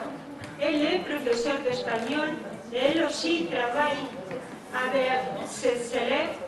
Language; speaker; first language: French; non-native, fluent; Spanish